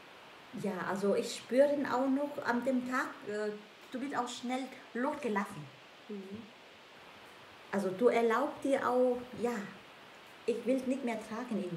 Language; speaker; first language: German; non-native, learner; Vietnamese